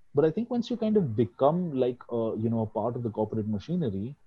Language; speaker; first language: English; non-native, local second language; Hindi